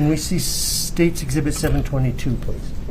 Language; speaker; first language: English; native; English